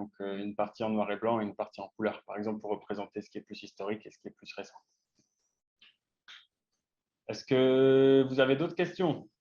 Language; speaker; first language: French; native; French